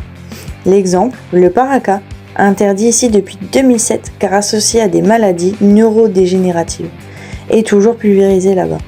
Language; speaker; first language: French; native; French